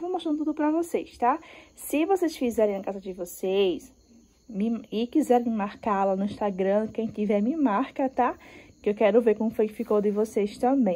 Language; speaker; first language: Portuguese; native; Portuguese